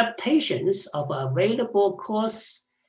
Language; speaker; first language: English; non-native, fluent; Chinese